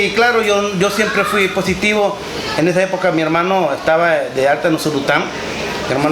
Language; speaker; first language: Spanish; native; Spanish